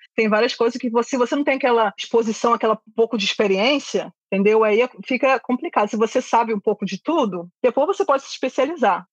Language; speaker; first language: Portuguese; native; Portuguese